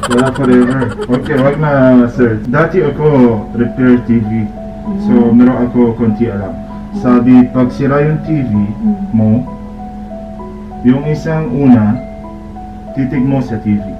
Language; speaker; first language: Filipino; non-native, learner; Arabic